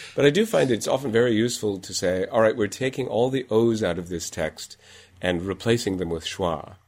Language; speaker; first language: English; native; English